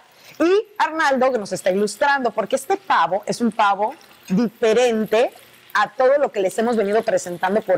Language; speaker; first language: Spanish; native; Spanish